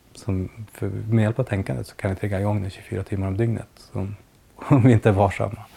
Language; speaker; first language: Swedish; native; Swedish